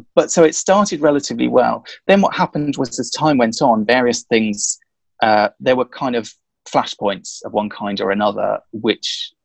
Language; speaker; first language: English; native; English